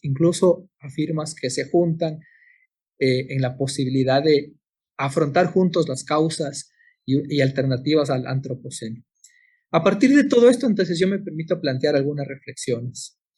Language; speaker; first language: Spanish; native; Spanish